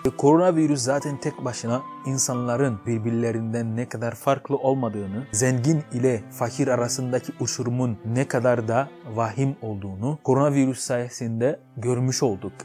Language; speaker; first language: Turkish; non-native, fluent; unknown